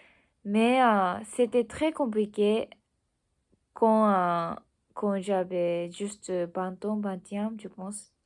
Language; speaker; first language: French; non-native, learner; Japanese